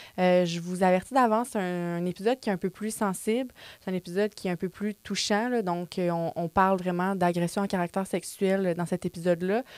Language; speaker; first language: French; native; French